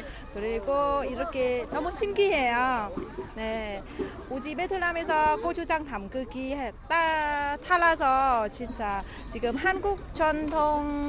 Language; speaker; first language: Korean; non-native, learner; Vietnamese